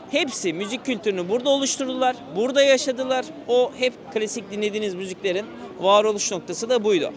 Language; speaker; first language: Turkish; native; Turkish